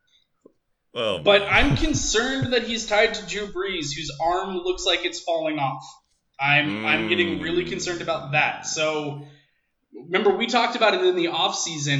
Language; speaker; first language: English; native; English